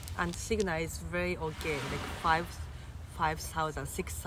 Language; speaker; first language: English; non-native, fluent; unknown